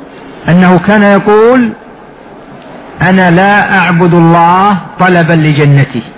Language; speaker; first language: Arabic; native; Arabic